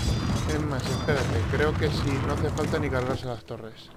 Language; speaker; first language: Spanish; native; Spanish